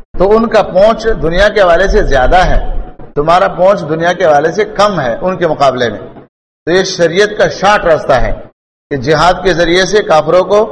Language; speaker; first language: Urdu; non-native, local second language; Pashto